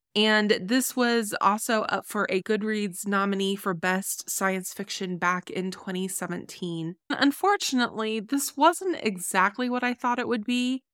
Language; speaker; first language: English; native; English